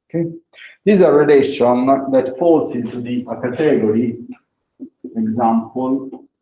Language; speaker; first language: English; non-native, fluent; Italian